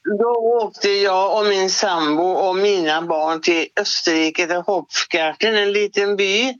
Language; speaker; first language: Swedish; native; Swedish